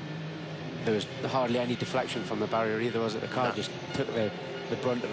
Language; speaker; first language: English; native; English